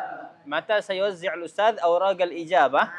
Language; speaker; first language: Arabic; non-native, fluent; Indonesian